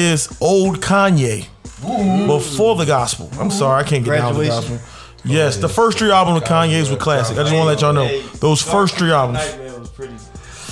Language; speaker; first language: English; native; English